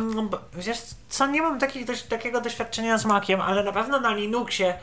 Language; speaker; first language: Polish; native; Polish